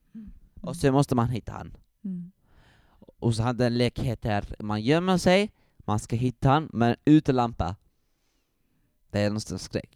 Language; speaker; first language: Swedish; early bilingual, other home language; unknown